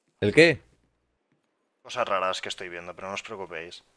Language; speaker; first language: Spanish; native; Spanish